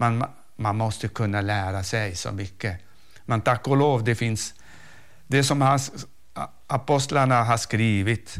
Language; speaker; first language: Swedish; non-native, fluent; Arabic